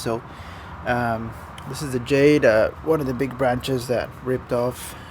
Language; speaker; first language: English; non-native, fluent; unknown